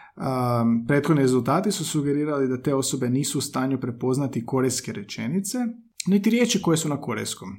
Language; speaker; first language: Croatian; native; Croatian